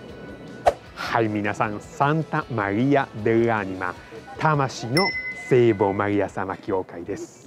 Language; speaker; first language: Japanese; non-native, fluent; Italian